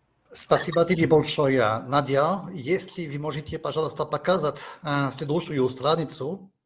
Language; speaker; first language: Russian; non-native, fluent; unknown